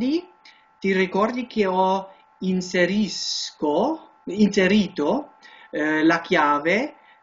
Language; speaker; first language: Italian; non-native, learner; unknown